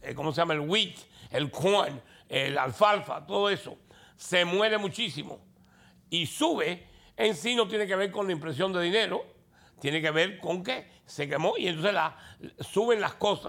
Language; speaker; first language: Spanish; native; Spanish